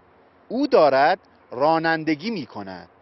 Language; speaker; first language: Persian; native; Persian